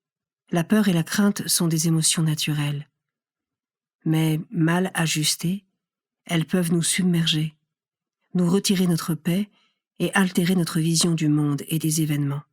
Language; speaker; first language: French; native; French